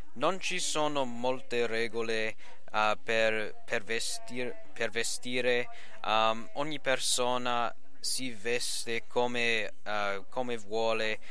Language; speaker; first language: Italian; non-native, learner; English